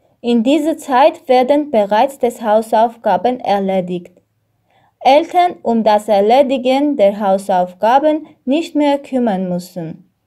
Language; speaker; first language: German; non-native, learner; Armenian